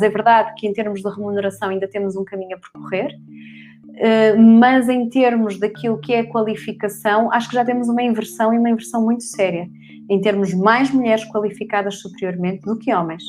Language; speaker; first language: Portuguese; native; Portuguese